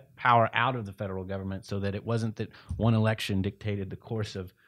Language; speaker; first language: English; native; English